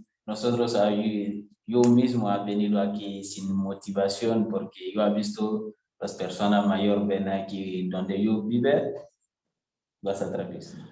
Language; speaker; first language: Spanish; non-native, learner; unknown